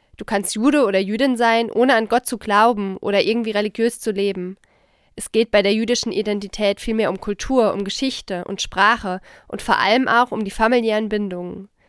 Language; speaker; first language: German; native; German